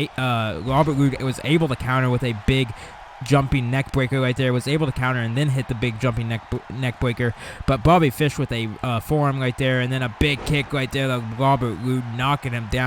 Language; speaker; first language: English; native; English